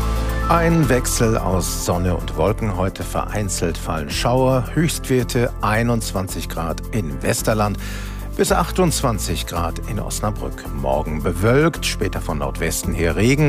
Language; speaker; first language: German; native; German